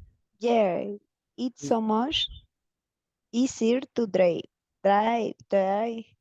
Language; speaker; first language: English; non-native, learner; Spanish